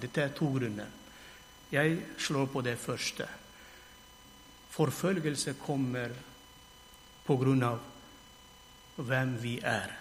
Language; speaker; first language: Norwegian; non-native, fluent; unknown